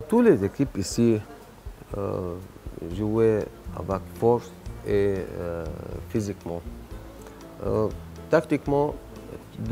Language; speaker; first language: French; non-native, learner; Arabic